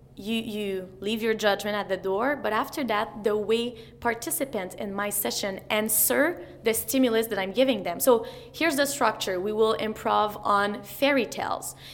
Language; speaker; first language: English; non-native, fluent; French